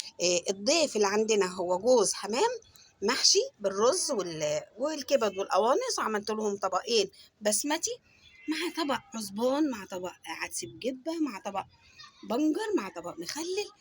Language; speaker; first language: Arabic; native; Arabic